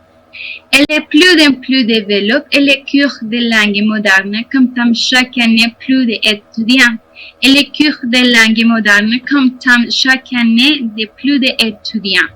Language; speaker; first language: French; non-native, learner; Spanish